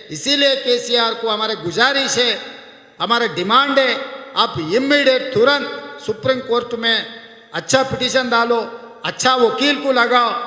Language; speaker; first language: Hindi; non-native, local second language; Telugu